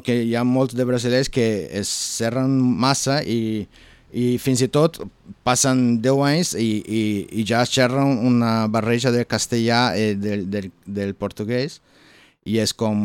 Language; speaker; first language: Catalan; non-native, learner; Portuguese